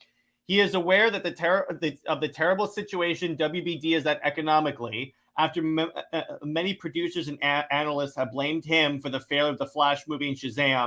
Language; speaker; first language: English; native; English